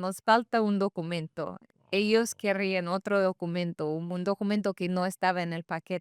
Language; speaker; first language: Spanish; non-native, fluent; English